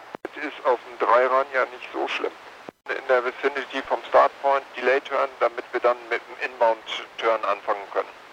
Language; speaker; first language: German; native; German